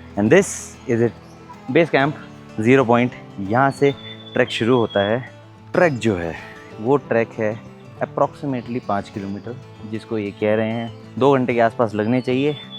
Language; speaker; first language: Hindi; native; Hindi